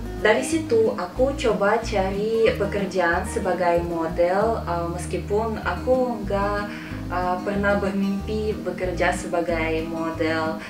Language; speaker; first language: Indonesian; non-native, fluent; Russian